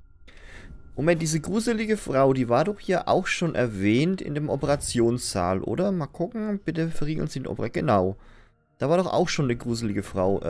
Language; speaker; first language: German; native; German